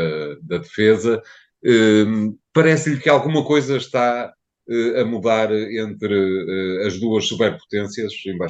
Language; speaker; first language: Portuguese; native; Portuguese